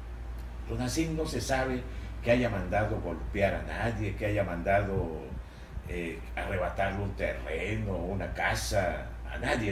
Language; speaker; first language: Spanish; native; Spanish